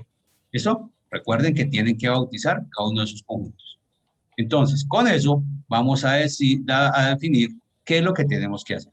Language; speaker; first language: Spanish; native; Spanish